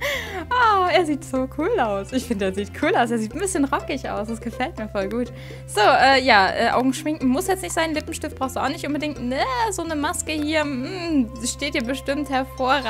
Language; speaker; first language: German; native; German